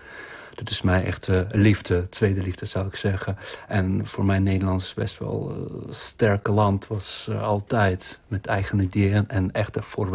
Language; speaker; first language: Dutch; non-native, fluent; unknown